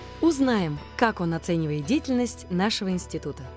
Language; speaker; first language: Russian; native; Russian